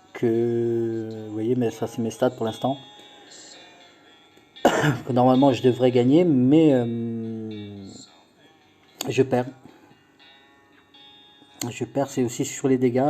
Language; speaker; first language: French; native; French